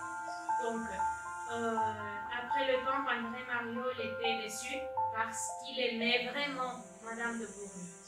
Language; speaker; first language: French; non-native, learner; Spanish